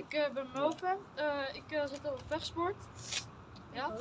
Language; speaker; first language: Dutch; early bilingual, other home language; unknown